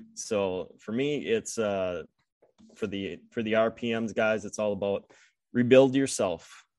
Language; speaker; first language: English; native; English